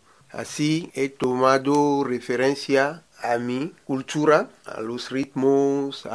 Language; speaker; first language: Spanish; non-native, learner; Ewe